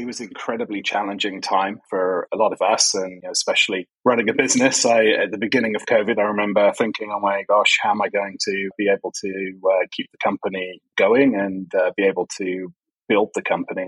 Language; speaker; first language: English; native; English